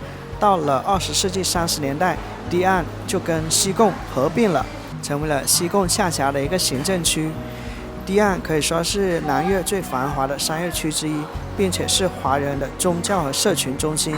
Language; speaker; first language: Chinese; native; Chinese